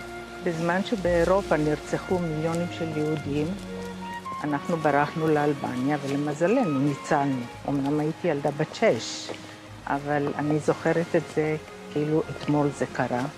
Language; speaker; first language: Hebrew; early bilingual, other home language; Croatian